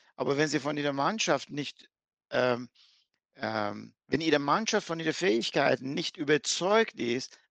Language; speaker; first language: German; non-native, fluent; Persian